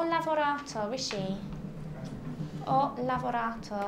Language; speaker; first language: Italian; non-native, fluent; English